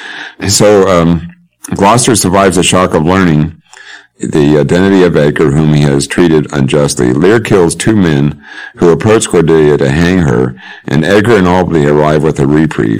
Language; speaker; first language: English; native; English